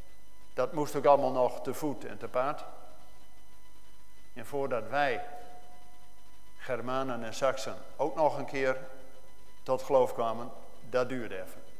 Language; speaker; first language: Dutch; native; Dutch